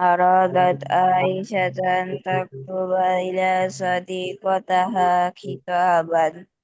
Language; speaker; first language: Arabic; non-native, learner; Bangla